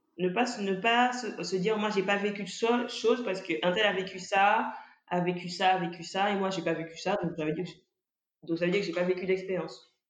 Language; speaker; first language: French; native; French